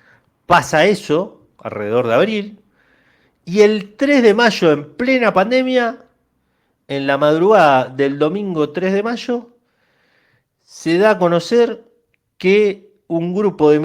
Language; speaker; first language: Spanish; native; Spanish